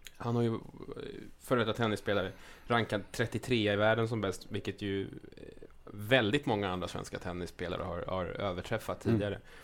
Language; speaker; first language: Swedish; native; Swedish